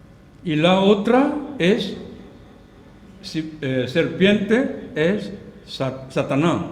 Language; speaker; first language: Spanish; non-native, fluent; Korean